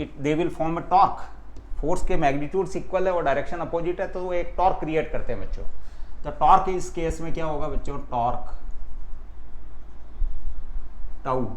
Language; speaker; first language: Hindi; native; Hindi